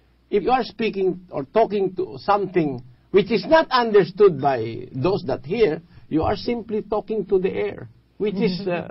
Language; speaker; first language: English; non-native, local second language; Pampanga